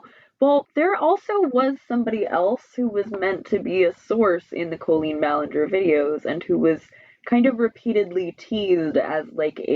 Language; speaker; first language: English; native; English